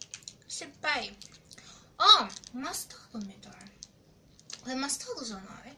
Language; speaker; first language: Japanese; non-native, fluent; German